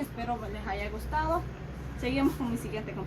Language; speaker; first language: Spanish; native; Spanish